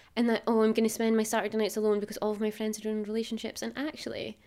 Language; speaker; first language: English; native; English